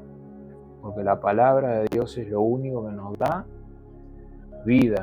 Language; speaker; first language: Spanish; native; Spanish